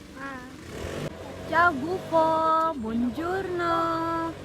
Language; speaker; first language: Italian; non-native, learner; Filipino